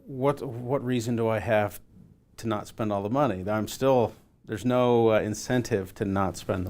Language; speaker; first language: English; native; English